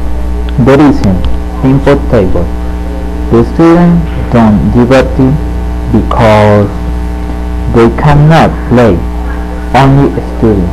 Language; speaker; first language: English; non-native, learner; Spanish